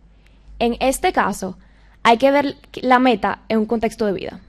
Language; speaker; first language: Spanish; early bilingual, heritage; Spanish